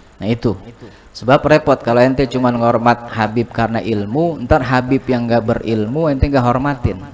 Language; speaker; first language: Indonesian; native; Indonesian